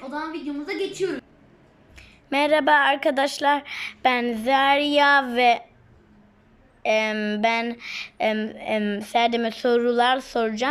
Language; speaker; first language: Turkish; non-native, learner; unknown